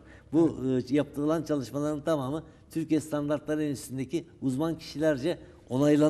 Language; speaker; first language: Turkish; native; Turkish